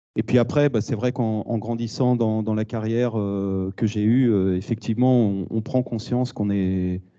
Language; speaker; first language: French; native; French